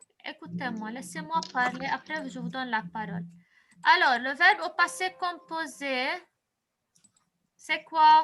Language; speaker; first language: French; non-native, local second language; Arabic